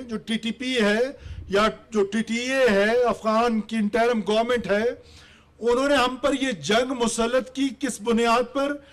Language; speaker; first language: Urdu; non-native, local second language; Baluchi